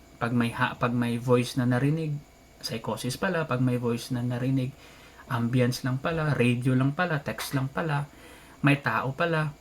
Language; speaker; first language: Filipino; non-native, local second language; Cebuano